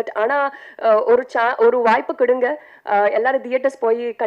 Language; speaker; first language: Tamil; non-native, learner; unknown